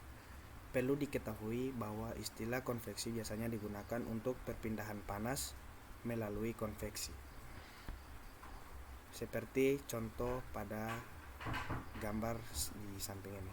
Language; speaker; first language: Indonesian; native; Indonesian